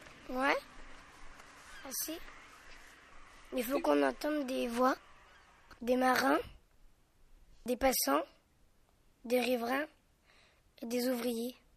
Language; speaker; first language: French; native; French